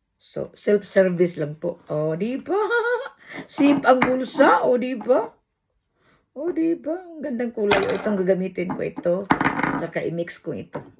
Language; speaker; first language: Filipino; non-native, local second language; Cebuano